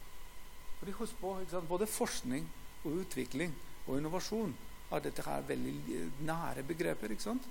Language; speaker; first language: Norwegian; non-native, fluent; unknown